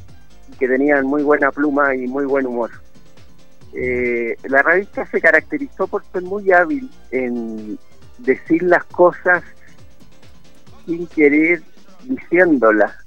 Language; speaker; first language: Spanish; native; Spanish